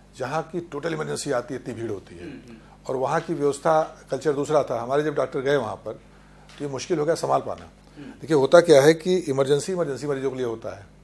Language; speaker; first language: Hindi; native; Hindi